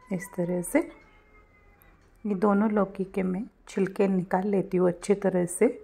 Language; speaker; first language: Hindi; non-native, local second language; Marathi